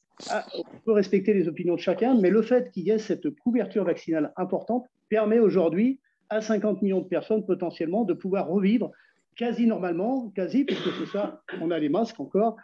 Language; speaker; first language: French; native; French